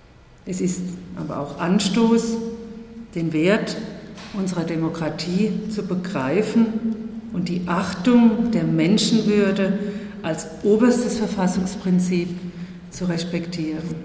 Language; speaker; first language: German; native; German